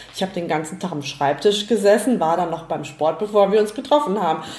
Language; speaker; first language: German; native; German